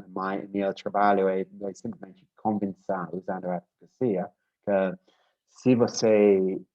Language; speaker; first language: Portuguese; non-native, learner; English